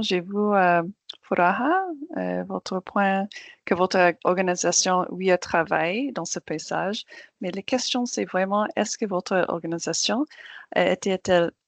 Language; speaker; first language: French; non-native, fluent; English